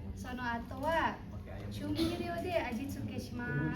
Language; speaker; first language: Japanese; non-native, learner; Indonesian